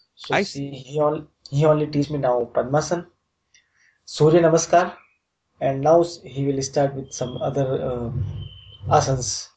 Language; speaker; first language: English; non-native, local second language; Hindi